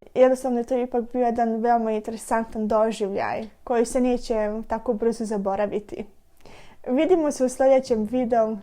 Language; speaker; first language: Bosnian; early bilingual, heritage; Serbian